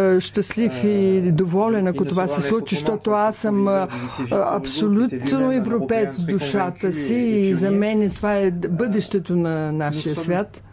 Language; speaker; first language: Bulgarian; native; Bulgarian